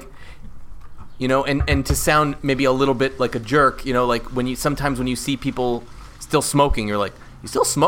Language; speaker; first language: English; native; English